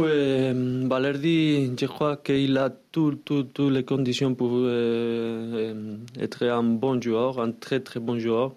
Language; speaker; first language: French; non-native, learner; Spanish